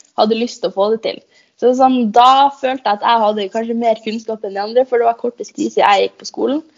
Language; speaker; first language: Norwegian; native; Norwegian